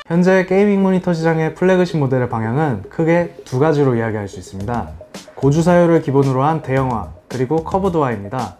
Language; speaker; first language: Korean; native; Korean